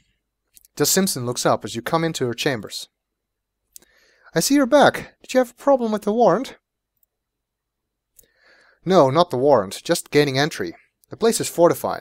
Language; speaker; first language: English; native; English